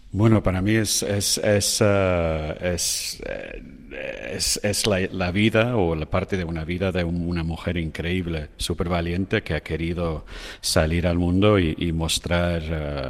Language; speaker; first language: Spanish; non-native, fluent; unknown